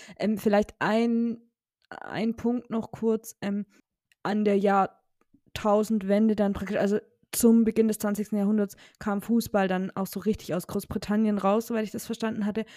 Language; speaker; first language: German; native; German